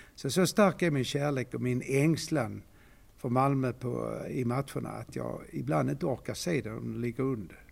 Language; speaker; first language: Swedish; native; Swedish